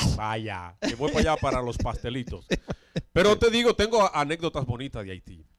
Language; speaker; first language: Spanish; native; Spanish